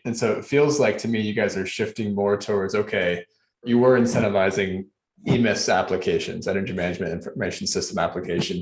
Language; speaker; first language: English; native; English